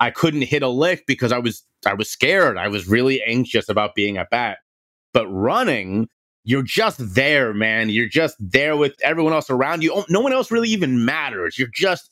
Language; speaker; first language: English; native; English